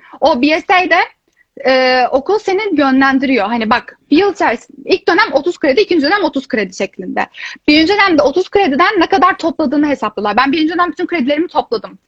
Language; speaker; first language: Turkish; native; Turkish